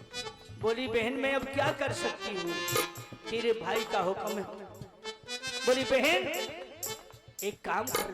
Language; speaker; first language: Hindi; native; Hindi